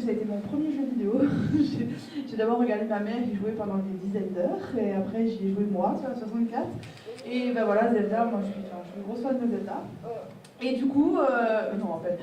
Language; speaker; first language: French; native; French